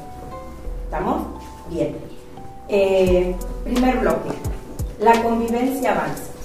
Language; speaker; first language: Spanish; native; Spanish